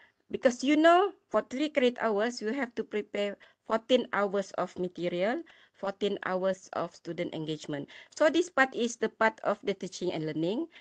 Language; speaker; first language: English; non-native, local second language; Malay